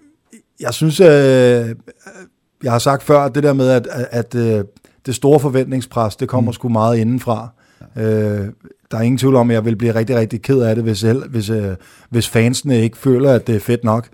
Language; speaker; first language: Danish; native; Danish